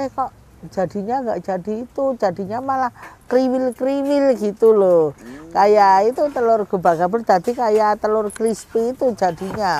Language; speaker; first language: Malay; non-native, local second language; Javanese